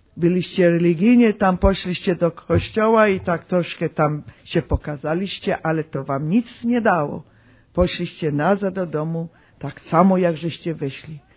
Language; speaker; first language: Polish; early bilingual, heritage; Polish